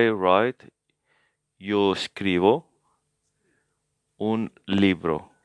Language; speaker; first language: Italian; non-native, learner; English